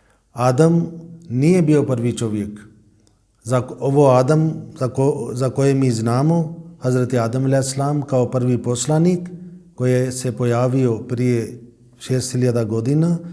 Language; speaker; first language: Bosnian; non-native, learner; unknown